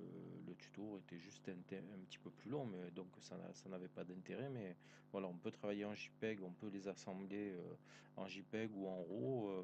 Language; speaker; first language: French; native; French